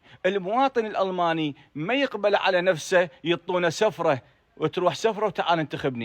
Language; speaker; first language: Arabic; native; Arabic